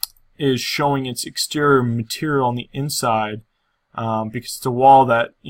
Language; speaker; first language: English; native; English